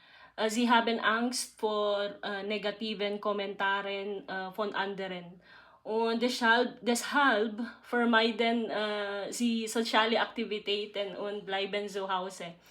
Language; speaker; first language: German; non-native, learner; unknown